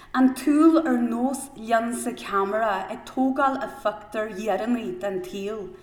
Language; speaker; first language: Irish; native; Irish